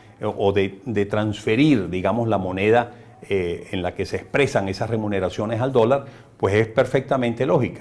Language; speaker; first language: Spanish; native; Spanish